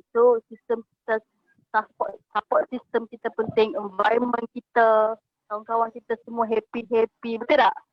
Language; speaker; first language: Malay; native; Malay